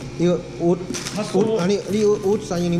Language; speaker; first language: Korean; non-native, learner; Thai